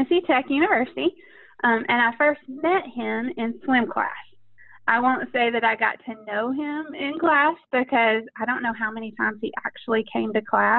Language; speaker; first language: English; native; English